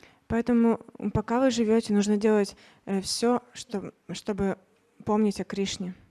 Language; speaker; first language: Russian; native; Russian